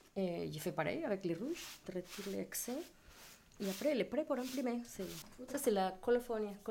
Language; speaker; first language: French; non-native, fluent; Spanish